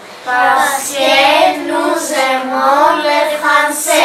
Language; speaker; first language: French; non-native, learner; Greek